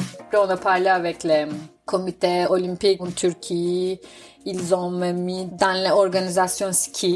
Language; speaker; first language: French; non-native, fluent; Turkish